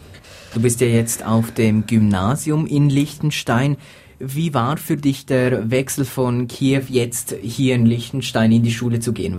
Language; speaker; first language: German; native; German